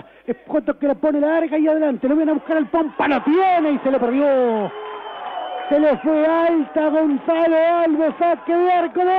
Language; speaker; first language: Spanish; native; Spanish